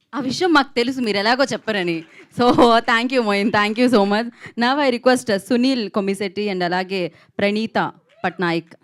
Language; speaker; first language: Telugu; native; Telugu